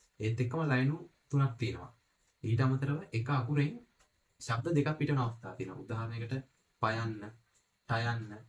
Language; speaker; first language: Sinhala; non-native, local second language; Tamil